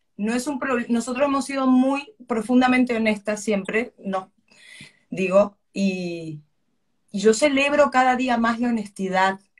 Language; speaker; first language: Spanish; native; Spanish